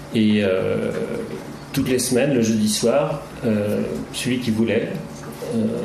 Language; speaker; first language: French; native; French